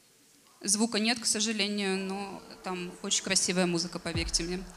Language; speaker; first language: Russian; native; Russian